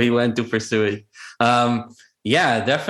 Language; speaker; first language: English; non-native, fluent; Hebrew